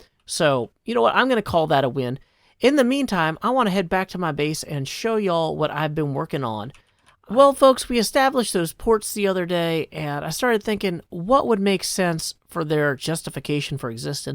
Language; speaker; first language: English; native; English